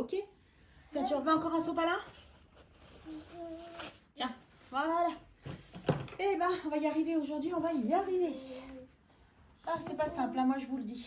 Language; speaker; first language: French; native; French